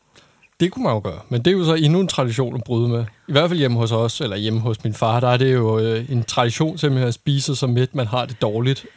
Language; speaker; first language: Danish; native; Danish